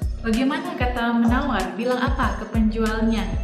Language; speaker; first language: Indonesian; native; Indonesian